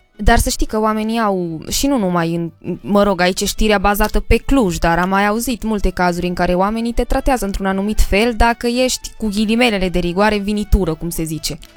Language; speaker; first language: Romanian; early bilingual, heritage; Romanian